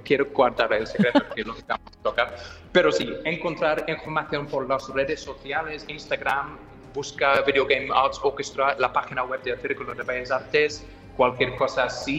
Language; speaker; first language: Spanish; non-native, fluent; English